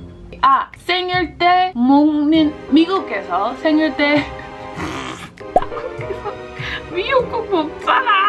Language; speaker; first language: Korean; non-native, learner; English